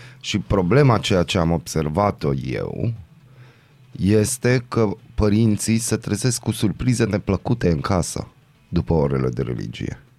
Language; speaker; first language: Romanian; non-native, local second language; Hungarian